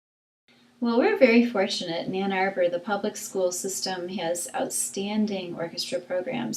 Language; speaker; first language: English; native; English